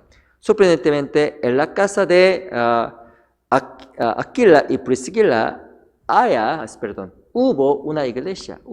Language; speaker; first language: Spanish; non-native, fluent; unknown